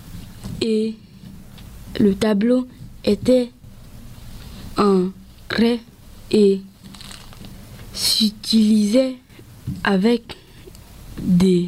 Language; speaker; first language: French; early bilingual, other home language; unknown